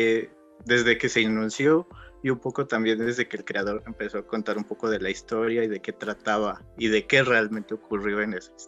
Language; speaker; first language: Spanish; native; Spanish